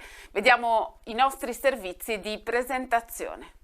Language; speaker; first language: Italian; native; Italian